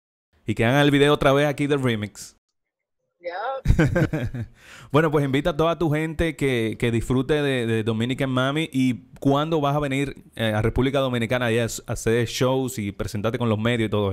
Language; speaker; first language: Spanish; native; Spanish